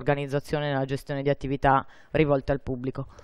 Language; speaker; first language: Italian; native; Italian